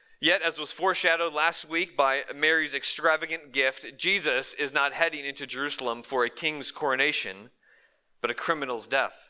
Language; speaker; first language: English; native; English